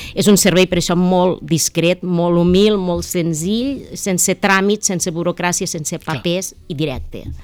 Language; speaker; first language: Catalan; native; Catalan